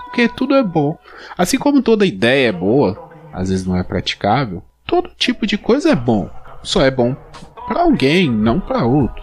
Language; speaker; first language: Portuguese; native; Portuguese